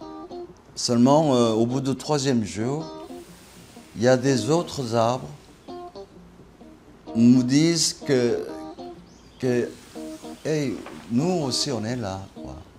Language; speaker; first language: French; non-native, fluent; Korean